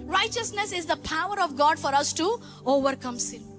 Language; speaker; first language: English; non-native, local second language; Telugu